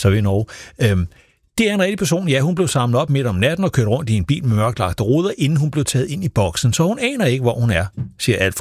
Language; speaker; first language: Danish; native; Danish